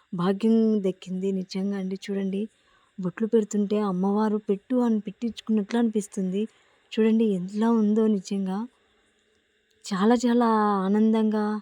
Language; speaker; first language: Telugu; native; Telugu